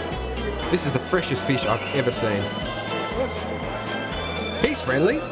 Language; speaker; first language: English; native; English